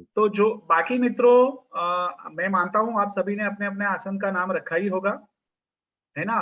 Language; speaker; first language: Hindi; non-native, local second language; Gujarati